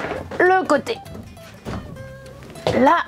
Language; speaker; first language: French; native; French